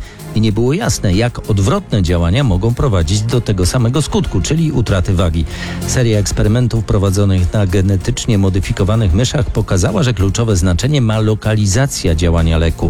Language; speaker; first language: Polish; native; Polish